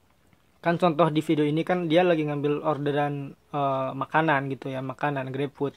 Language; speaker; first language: Indonesian; native; Indonesian